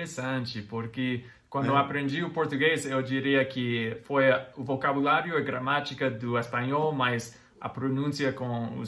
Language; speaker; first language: Portuguese; non-native, fluent; English